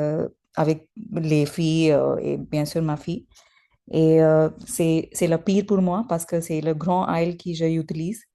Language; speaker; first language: French; non-native, learner; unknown